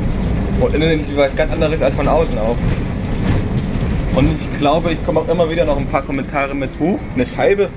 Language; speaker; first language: German; native; German